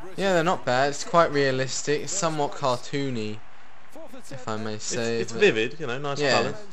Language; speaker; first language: English; early bilingual, other home language; Italian